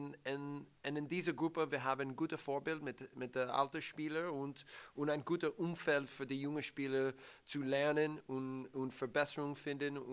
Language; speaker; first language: German; non-native, learner; English